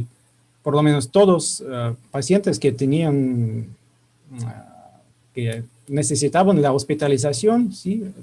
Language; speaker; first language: Spanish; non-native, fluent; Russian